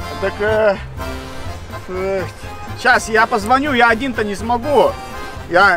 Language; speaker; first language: Russian; native; Russian